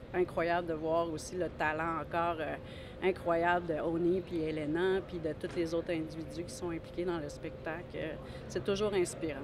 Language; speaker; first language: French; native; French